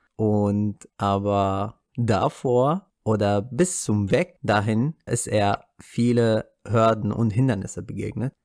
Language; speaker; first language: German; non-native, fluent; Arabic